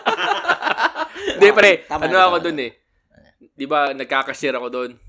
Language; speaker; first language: Filipino; native; Filipino